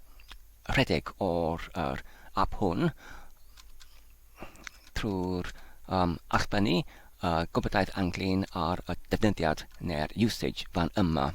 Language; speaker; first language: Welsh; non-native, learner; English